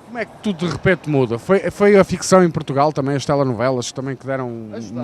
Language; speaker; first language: Portuguese; native; Portuguese